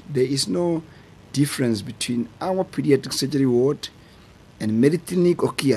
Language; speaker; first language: English; non-native, local second language; Southern Sotho